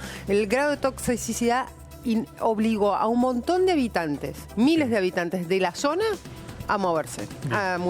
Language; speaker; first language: Spanish; native; Spanish